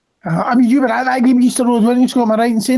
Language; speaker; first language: English; native; English